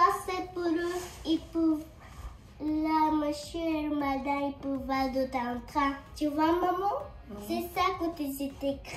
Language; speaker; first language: French; early bilingual, heritage; French